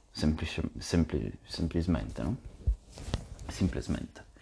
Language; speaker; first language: Portuguese; non-native, fluent; Italian